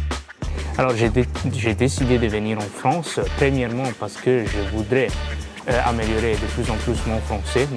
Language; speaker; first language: French; non-native, fluent; Italian